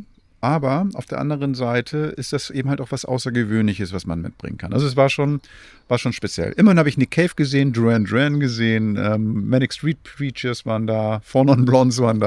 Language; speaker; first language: German; native; German